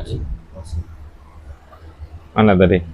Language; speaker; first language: Arabic; non-native, fluent; Indonesian